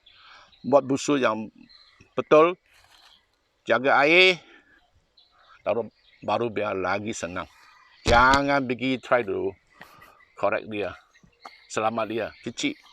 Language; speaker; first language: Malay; non-native, local second language; Chinese